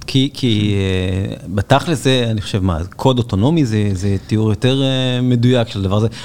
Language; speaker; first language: Hebrew; native; Hebrew